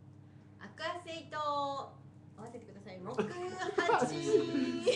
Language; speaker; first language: Japanese; native; Japanese